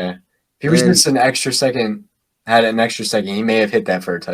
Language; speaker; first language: English; native; English